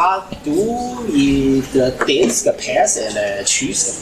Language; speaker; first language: Danish; non-native, learner; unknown